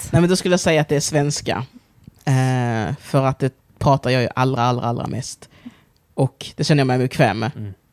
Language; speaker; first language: Swedish; native; Swedish